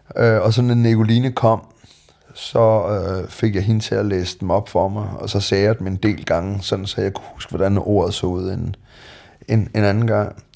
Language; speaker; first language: Danish; native; Danish